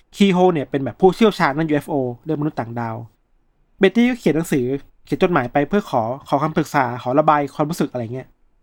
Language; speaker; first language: Thai; native; Thai